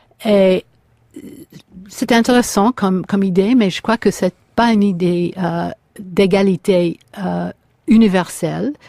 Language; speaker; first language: French; non-native, fluent; English